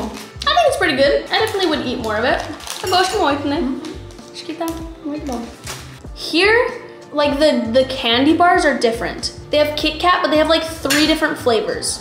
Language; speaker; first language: English; native; English